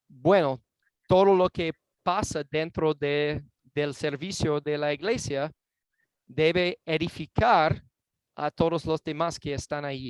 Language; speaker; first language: Spanish; non-native, fluent; English